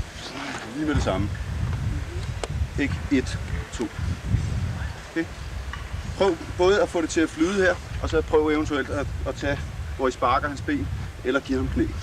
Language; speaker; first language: Danish; native; Danish